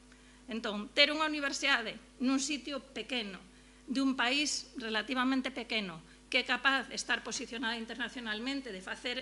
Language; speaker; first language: Galician; native; Galician